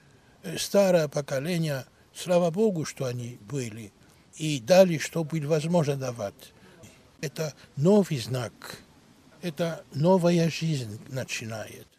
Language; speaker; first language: Russian; non-native, learner; Greek